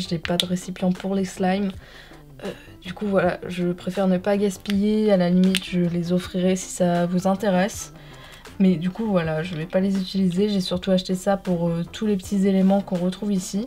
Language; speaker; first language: French; native; French